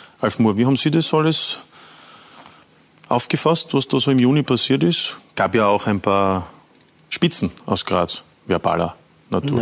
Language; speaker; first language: German; native; German